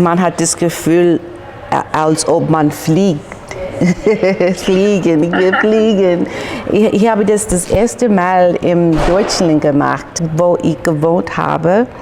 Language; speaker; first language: German; non-native, learner; English